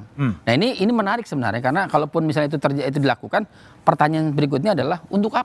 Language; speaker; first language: Indonesian; native; Indonesian